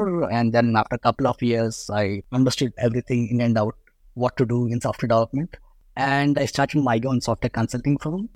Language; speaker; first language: English; non-native, local second language; Telugu